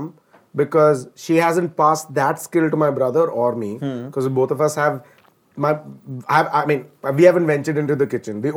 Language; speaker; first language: English; non-native, local second language; Malayalam